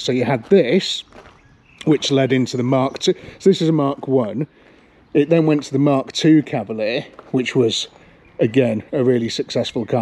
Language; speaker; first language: English; native; English